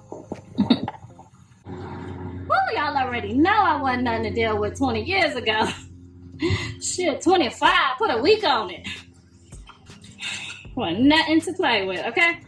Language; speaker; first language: English; native; English